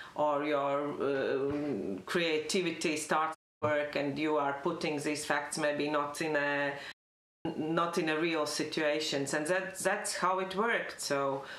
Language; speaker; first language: English; non-native, fluent; Latvian